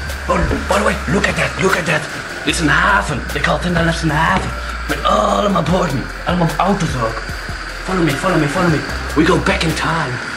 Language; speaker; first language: English; non-native, learner; Dutch